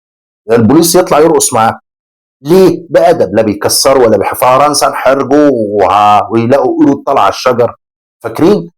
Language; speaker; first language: Arabic; native; Arabic